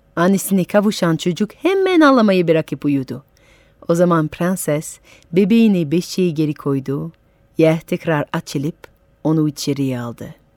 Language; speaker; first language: Turkish; non-native, fluent; French